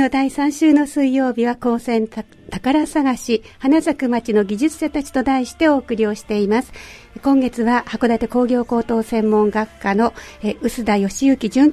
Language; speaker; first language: Japanese; native; Japanese